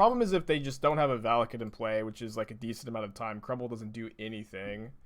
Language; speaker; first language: English; native; English